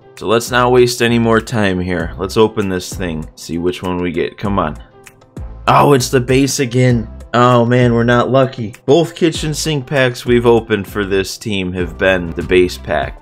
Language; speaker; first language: English; native; English